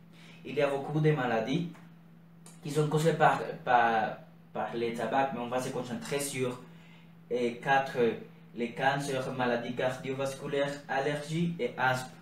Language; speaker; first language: French; non-native, learner; Spanish